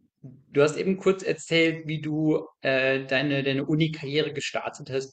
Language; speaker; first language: German; native; German